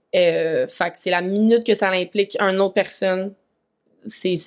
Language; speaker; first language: French; native; French